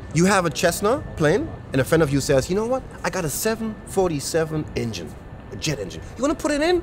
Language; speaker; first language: English; non-native, fluent; German